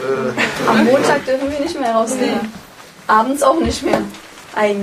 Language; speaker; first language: German; early bilingual, other home language; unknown